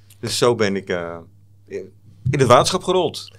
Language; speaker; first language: Dutch; native; Dutch